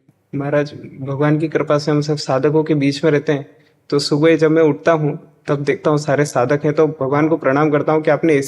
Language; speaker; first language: Hindi; native; Hindi